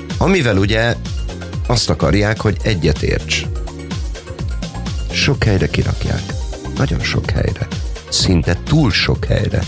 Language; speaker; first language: Hungarian; native; Hungarian